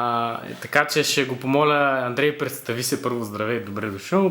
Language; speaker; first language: Bulgarian; native; Bulgarian